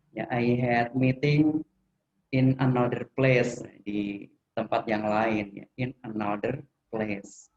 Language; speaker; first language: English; non-native, fluent; Indonesian